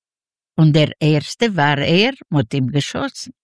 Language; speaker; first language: German; non-native, learner; Yiddish